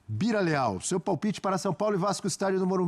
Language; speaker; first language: Portuguese; native; Portuguese